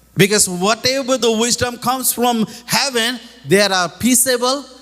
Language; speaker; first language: English; non-native, local second language; Nepali